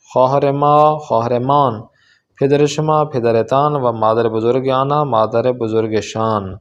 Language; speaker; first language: Persian; non-native, fluent; Urdu